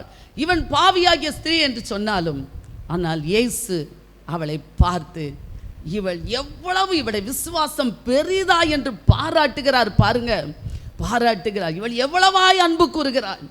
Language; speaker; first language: Tamil; native; Tamil